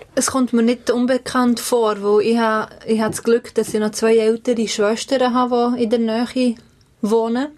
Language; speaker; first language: German; early bilingual, other home language; Albanian